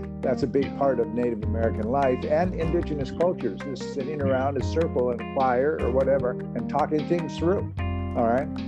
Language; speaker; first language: English; native; English